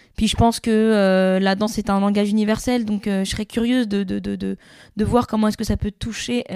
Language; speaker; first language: French; native; French